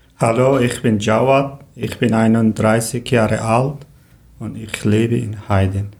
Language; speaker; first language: German; non-native, learner; Persian